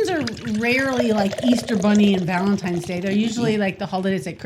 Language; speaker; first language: English; native; English